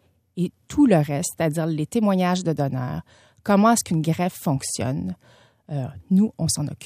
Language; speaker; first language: French; early bilingual, other home language; Vietnamese